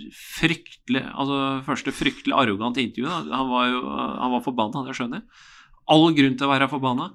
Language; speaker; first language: Norwegian; native; Norwegian